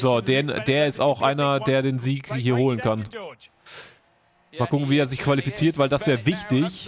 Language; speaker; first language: German; native; German